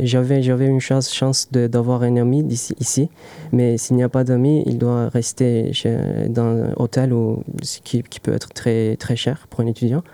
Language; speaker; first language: French; non-native, learner; Turkish